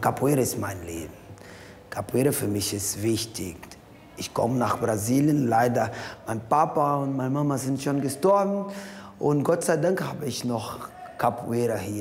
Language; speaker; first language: German; non-native, learner; Portuguese